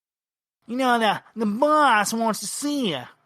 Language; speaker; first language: English; native; English